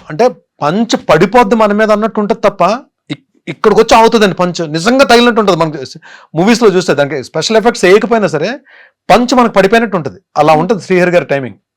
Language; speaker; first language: Telugu; native; Telugu